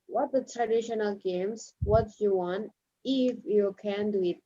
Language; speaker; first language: English; non-native, learner; Indonesian